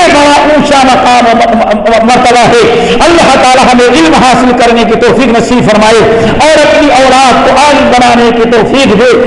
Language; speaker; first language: Urdu; native; Urdu